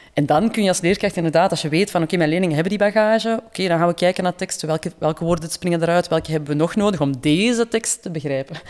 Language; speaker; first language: Dutch; native; Dutch